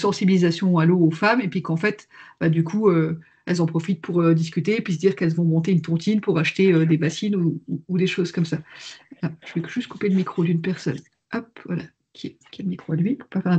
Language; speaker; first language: French; native; French